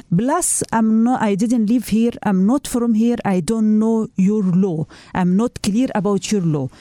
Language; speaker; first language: English; non-native, learner; Arabic